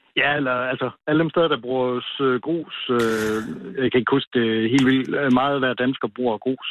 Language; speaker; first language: Danish; native; Danish